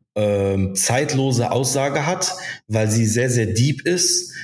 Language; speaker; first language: German; early bilingual, other home language; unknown